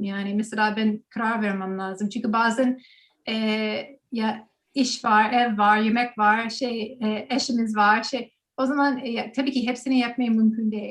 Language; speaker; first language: Turkish; non-native, learner; English